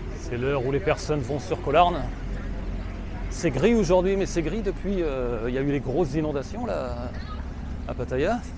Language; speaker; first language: French; native; French